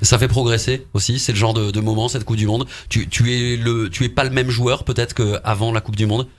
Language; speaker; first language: French; native; French